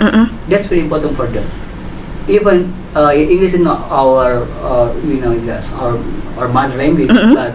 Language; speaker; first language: English; non-native, learner; Indonesian